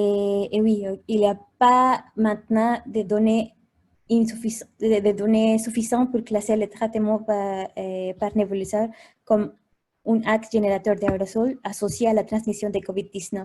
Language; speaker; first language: French; non-native, fluent; Spanish